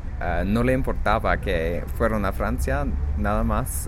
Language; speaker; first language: Spanish; non-native, fluent; English